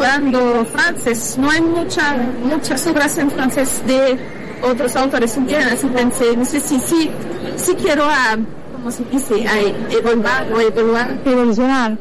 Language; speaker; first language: Spanish; non-native, learner; French